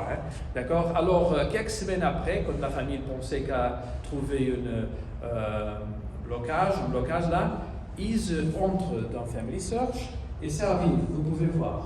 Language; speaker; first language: French; non-native, learner; Spanish